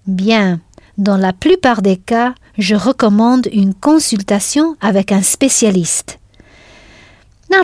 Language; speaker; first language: French; non-native, fluent; English